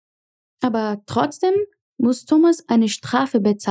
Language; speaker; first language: German; non-native, fluent; Portuguese